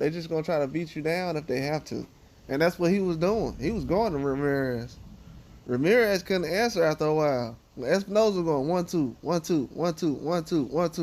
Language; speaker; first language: English; native; English